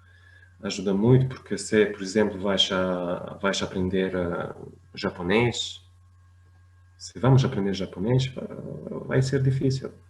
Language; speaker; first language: Portuguese; non-native, fluent; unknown